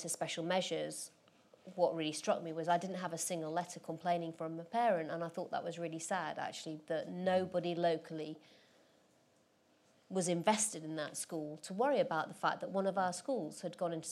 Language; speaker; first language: English; native; English